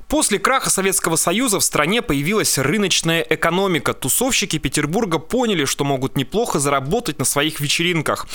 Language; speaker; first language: Russian; native; Russian